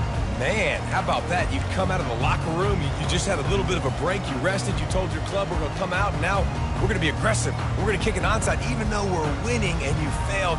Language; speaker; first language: English; native; English